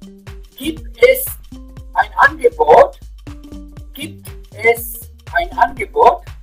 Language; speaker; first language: German; non-native, fluent; Spanish